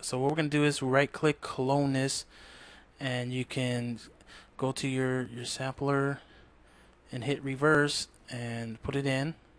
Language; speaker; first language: English; native; English